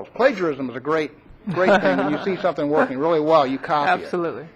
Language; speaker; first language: English; native; English